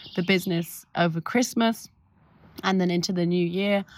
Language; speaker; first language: English; native; English